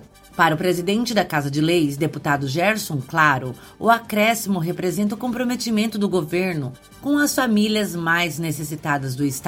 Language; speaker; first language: Portuguese; native; Portuguese